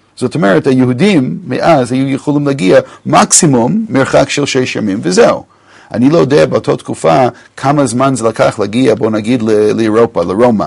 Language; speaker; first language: Hebrew; non-native, fluent; English